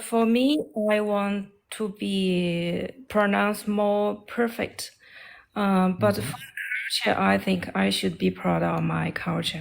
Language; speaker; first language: English; non-native, learner; Chinese